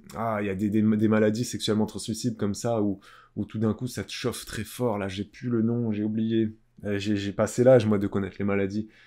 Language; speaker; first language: French; native; French